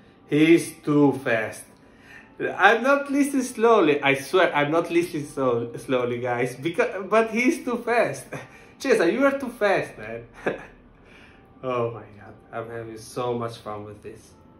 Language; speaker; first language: English; non-native, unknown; Italian